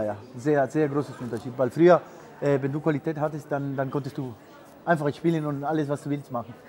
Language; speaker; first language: German; non-native, fluent; Spanish